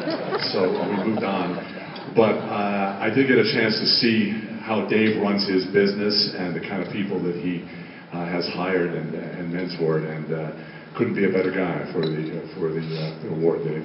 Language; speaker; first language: English; native; English